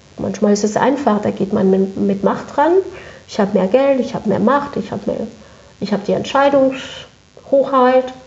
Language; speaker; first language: German; non-native, fluent; French